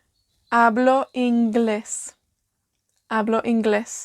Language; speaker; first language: Spanish; non-native, fluent; Welsh